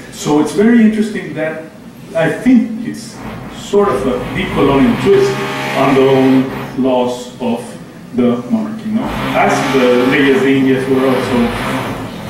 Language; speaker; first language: English; non-native, fluent; Spanish